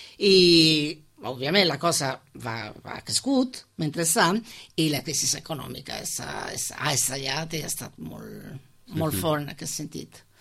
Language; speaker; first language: Catalan; non-native, fluent; Italian